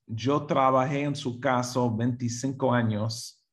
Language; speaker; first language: Spanish; non-native, fluent; English